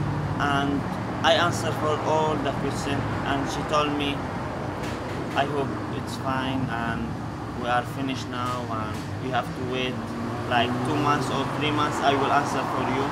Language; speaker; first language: English; non-native, learner; Arabic